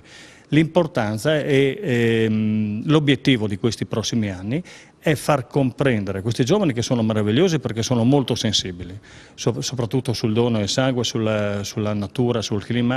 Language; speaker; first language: Italian; native; Italian